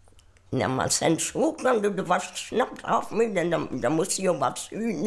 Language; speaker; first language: Swedish; non-native, fluent; German